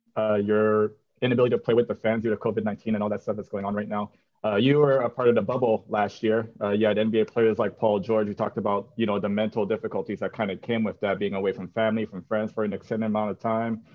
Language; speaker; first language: English; native; English